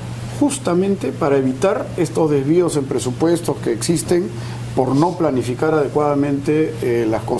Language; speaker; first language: Spanish; native; Spanish